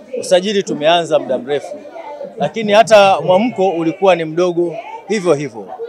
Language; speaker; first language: Swahili; native; Swahili